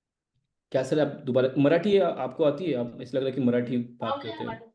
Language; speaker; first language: Hindi; native; Hindi